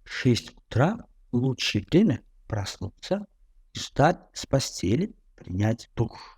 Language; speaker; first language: Russian; non-native, fluent; Tajik